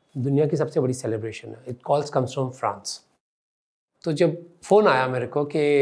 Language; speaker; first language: Hindi; non-native, local second language; Punjabi